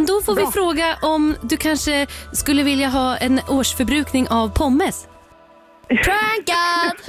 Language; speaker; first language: Swedish; native; Swedish